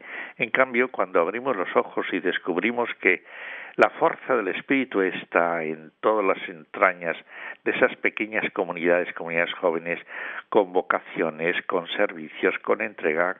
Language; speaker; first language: Spanish; native; Spanish